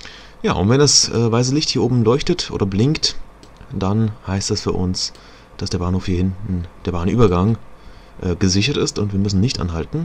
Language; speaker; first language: German; native; German